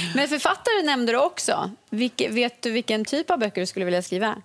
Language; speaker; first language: Swedish; native; Swedish